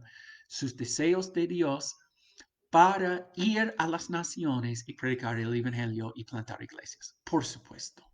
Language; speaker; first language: Spanish; non-native, fluent; English